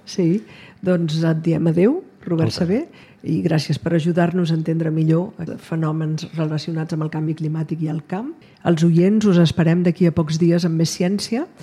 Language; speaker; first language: Catalan; native; Catalan